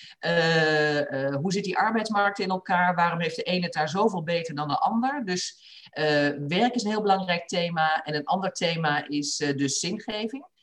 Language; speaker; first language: Dutch; native; Dutch